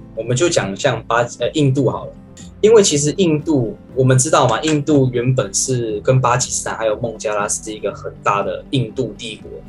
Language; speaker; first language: Chinese; native; Chinese